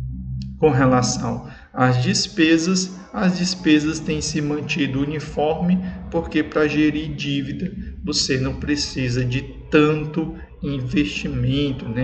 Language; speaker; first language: Portuguese; native; Portuguese